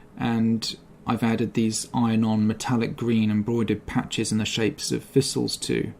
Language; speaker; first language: English; native; English